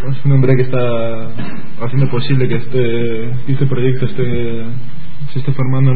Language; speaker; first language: Spanish; native; Spanish